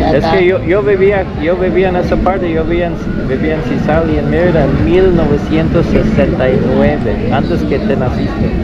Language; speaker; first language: Spanish; non-native, learner; English